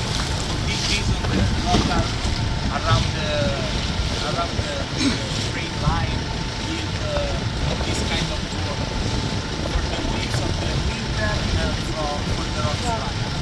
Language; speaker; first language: English; non-native, learner; Italian